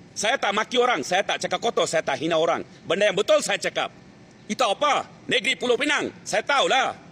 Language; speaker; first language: Malay; non-native, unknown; Bangla